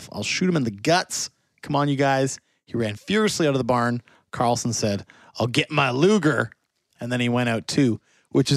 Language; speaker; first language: English; native; English